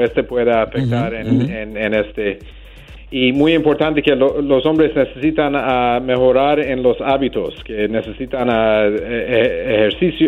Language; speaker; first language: Spanish; non-native, fluent; English